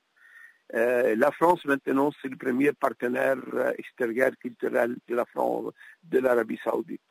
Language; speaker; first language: French; non-native, local second language; Arabic